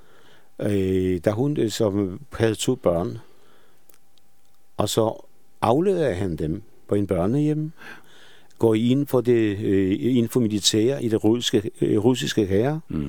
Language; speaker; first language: Danish; non-native, fluent; Polish